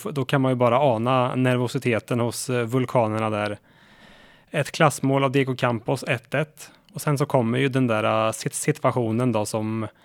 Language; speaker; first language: Swedish; native; Swedish